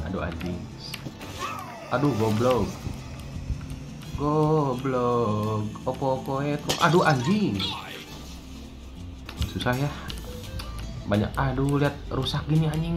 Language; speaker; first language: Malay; non-native, local second language; Sundanese